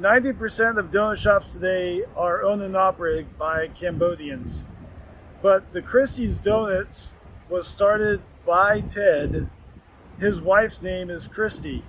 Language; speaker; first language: English; native; English